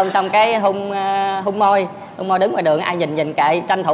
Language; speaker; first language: Vietnamese; native; Vietnamese